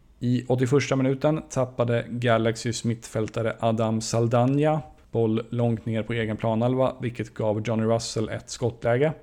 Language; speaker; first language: Swedish; native; Swedish